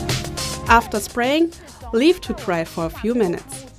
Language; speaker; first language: English; non-native, fluent; Chinese